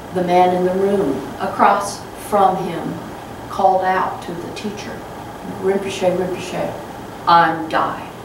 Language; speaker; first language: English; native; English